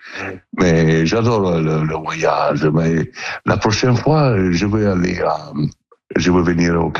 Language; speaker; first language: French; non-native, learner; Italian